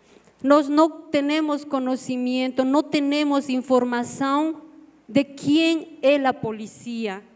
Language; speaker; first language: Portuguese; non-native, learner; Spanish